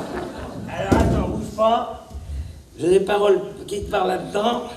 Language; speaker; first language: French; native; French